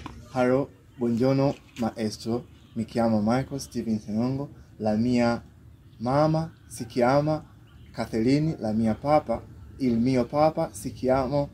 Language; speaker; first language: Italian; non-native, learner; Swahili